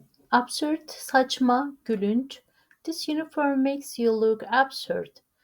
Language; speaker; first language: English; non-native, fluent; Turkish